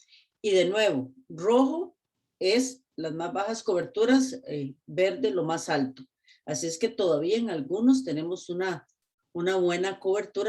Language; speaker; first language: Spanish; native; Spanish